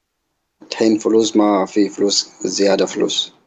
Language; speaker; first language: Arabic; non-native, learner; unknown